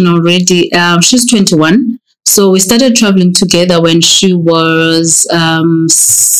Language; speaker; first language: English; non-native, local second language; Xhosa